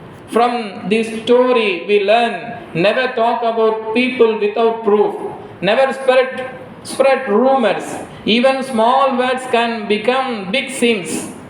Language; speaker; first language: English; non-native, local second language; Tamil